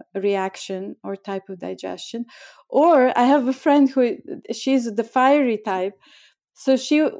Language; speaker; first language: English; non-native, fluent; Bulgarian